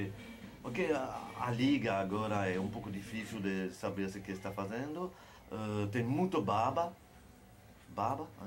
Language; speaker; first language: Portuguese; non-native, learner; French